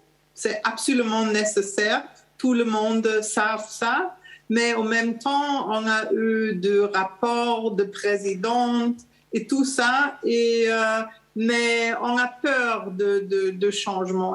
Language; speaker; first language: French; non-native, fluent; German